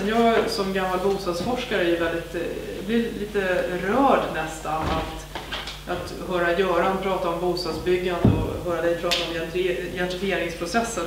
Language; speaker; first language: Swedish; native; Swedish